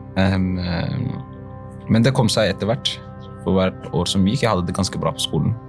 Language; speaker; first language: Norwegian; early bilingual, other home language; Somali